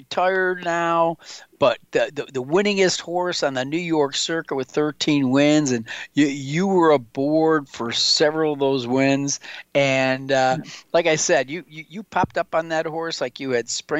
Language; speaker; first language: English; native; English